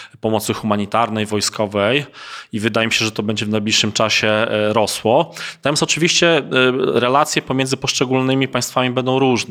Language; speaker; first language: Polish; native; Polish